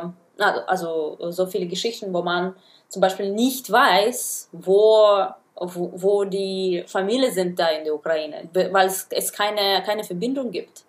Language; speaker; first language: German; non-native, fluent; Russian